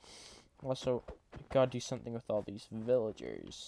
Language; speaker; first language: English; native; English